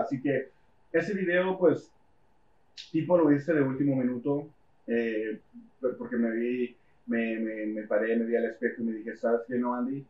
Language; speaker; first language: Spanish; early bilingual, heritage; Spanish